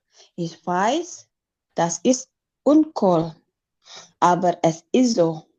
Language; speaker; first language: German; non-native, learner; Indonesian